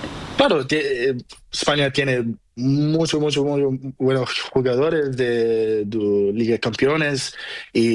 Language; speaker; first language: Spanish; non-native, learner; Portuguese